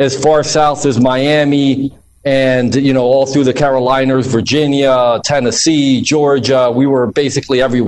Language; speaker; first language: English; native; English